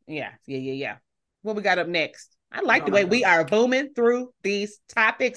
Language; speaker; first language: English; native; English